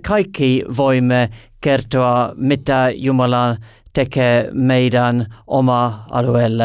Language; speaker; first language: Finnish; non-native, learner; English